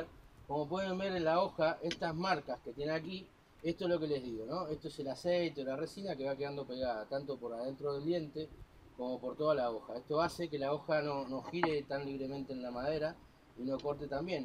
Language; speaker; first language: Spanish; native; Spanish